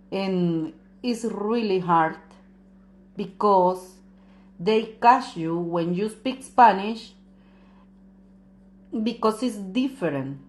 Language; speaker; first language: English; non-native, learner; Spanish